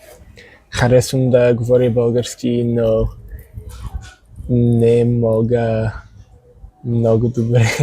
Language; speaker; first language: Bulgarian; non-native, learner; English